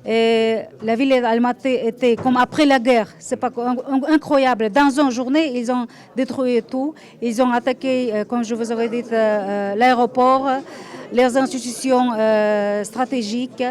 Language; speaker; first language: French; non-native, fluent; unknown